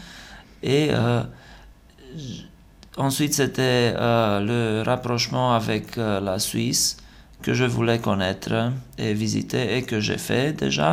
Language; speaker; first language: French; non-native, fluent; Romanian